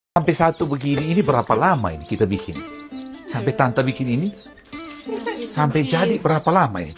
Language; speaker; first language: Indonesian; non-native, local second language; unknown